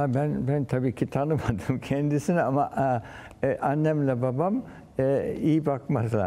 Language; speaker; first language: Turkish; early bilingual, heritage; Turkish